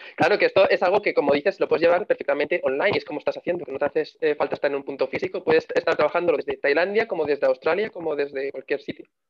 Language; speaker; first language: Spanish; native; Spanish